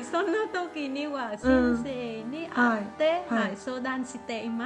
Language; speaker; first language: Japanese; non-native, learner; Vietnamese